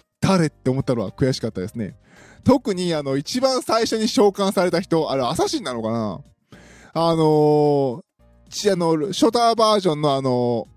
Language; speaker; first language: Japanese; native; Japanese